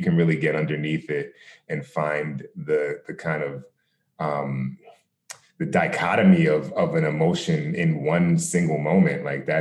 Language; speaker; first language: English; native; English